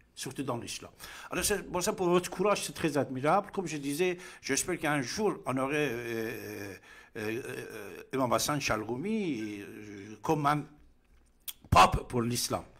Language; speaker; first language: French; non-native, fluent; Persian